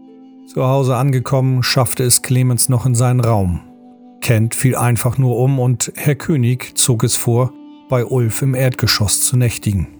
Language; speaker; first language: German; native; German